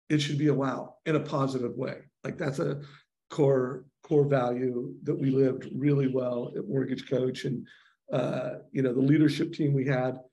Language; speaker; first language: English; native; English